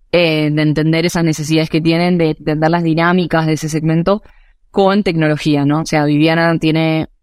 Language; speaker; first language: Spanish; native; Spanish